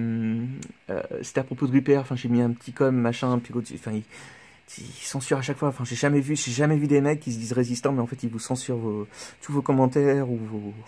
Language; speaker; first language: French; native; French